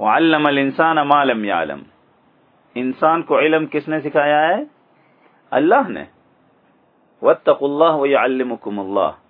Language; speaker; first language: Urdu; native; Urdu